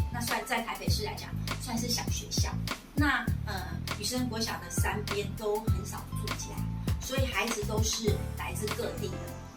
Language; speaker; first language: Chinese; non-native, local second language; Min Nan Chinese